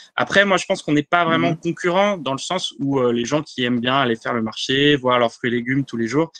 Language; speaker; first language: French; native; French